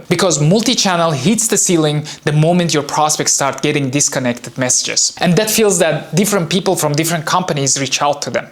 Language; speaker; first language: English; non-native, fluent; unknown